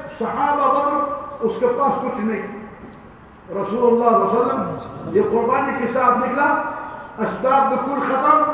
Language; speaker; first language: Urdu; non-native, learner; Arabic